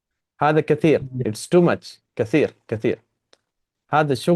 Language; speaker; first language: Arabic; non-native, fluent; Urdu